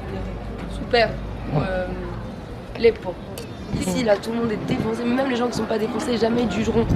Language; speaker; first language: French; native; French